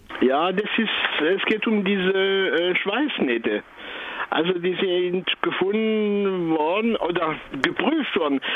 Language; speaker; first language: German; non-native, fluent; French